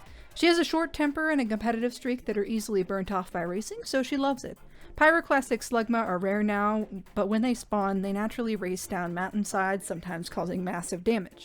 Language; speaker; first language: English; native; English